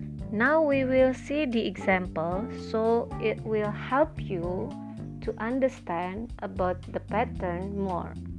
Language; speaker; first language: English; non-native, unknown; Indonesian